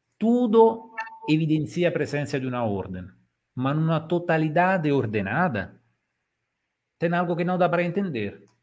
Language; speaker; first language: Portuguese; non-native, fluent; Italian